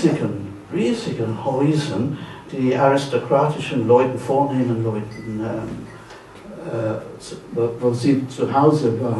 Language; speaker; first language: German; non-native, fluent; English